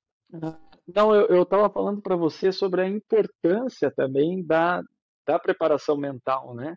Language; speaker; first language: Portuguese; native; Portuguese